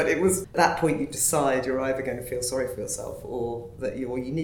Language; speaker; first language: English; native; English